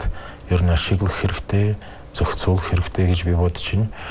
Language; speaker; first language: Mongolian; non-native, fluent; Russian